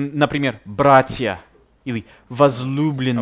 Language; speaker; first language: Russian; non-native, fluent; English